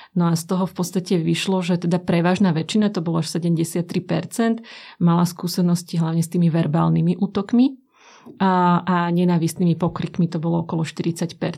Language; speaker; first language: Slovak; native; Slovak